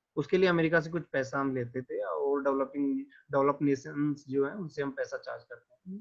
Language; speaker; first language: Hindi; native; Hindi